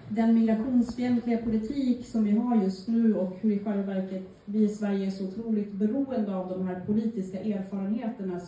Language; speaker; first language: Swedish; native; Swedish